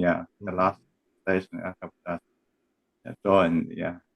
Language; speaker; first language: English; non-native, learner; Chinese